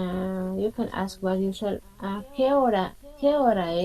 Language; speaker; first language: Spanish; non-native, fluent; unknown